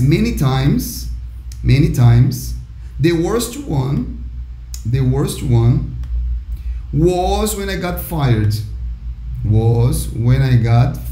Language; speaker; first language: English; non-native, fluent; Portuguese